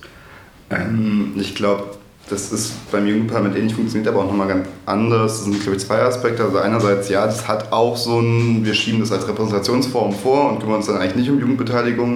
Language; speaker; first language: German; native; German